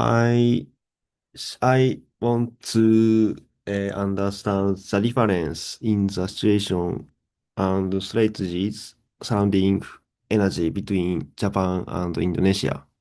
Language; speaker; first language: English; non-native, learner; Japanese